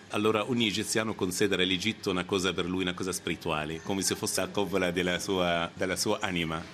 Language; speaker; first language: Italian; non-native, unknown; Arabic